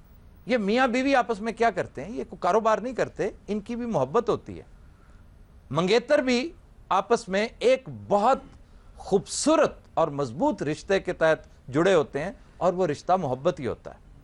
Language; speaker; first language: Urdu; native; Urdu